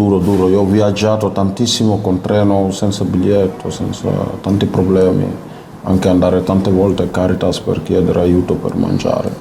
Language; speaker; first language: Italian; non-native, fluent; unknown